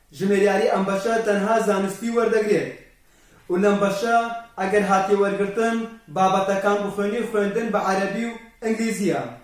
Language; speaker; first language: Central Kurdish; non-native, local second language; Kurdish